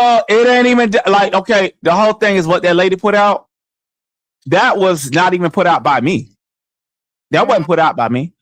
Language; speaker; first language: English; native; English